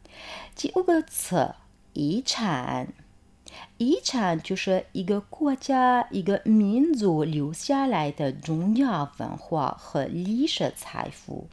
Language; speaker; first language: Chinese; non-native, fluent; Arabic